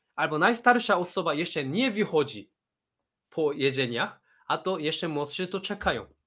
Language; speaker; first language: Polish; non-native, fluent; Korean